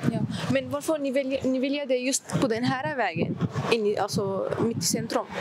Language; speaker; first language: Swedish; non-native, fluent; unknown